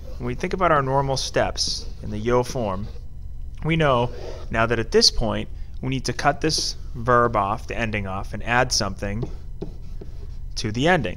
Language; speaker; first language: English; native; English